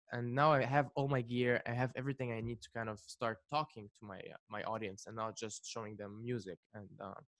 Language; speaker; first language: English; non-native, fluent; Arabic